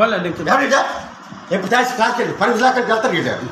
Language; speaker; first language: Telugu; native; Telugu